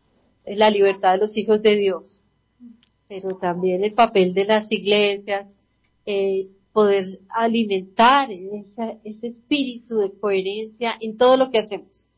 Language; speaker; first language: Spanish; native; Spanish